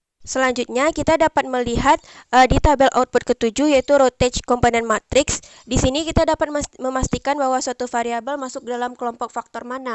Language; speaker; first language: Indonesian; native; Indonesian